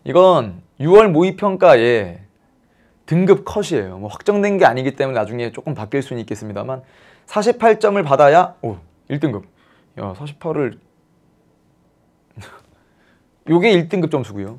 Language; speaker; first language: Korean; native; Korean